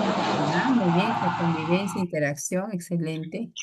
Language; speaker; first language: Spanish; native; Spanish